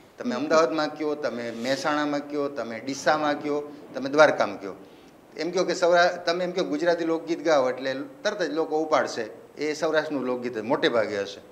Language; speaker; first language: Gujarati; native; Gujarati